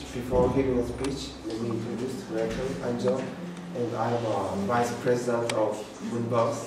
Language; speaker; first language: English; non-native, learner; Korean